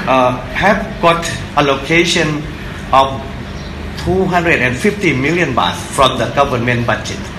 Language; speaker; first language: English; non-native, fluent; Thai